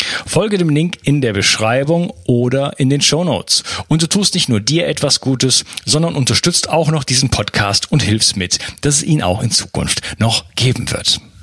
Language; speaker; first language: German; native; German